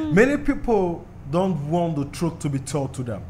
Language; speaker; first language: English; non-native, local second language; French